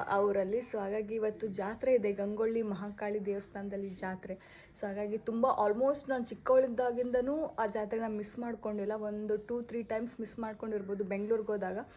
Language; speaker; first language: Kannada; non-native, local second language; Konkani